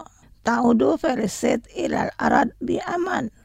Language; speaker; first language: Arabic; non-native, learner; Indonesian